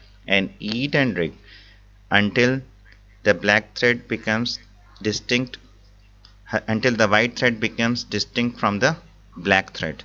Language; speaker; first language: English; non-native, local second language; Urdu